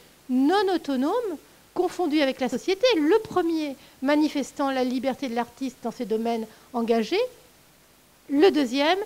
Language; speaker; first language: French; native; French